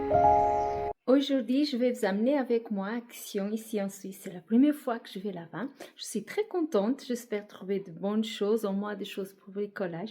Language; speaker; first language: French; non-native, fluent; Portuguese